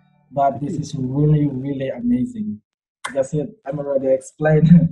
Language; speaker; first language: English; non-native, learner; Indonesian